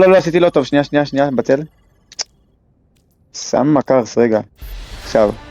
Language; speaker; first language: Hebrew; native; Hebrew